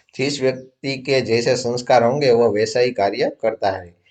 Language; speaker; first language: Hindi; non-native, local second language; Gujarati